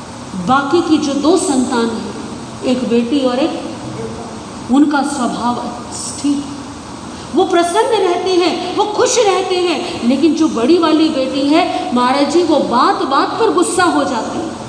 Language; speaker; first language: Hindi; native; Hindi